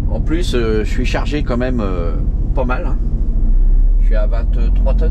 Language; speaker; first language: French; native; French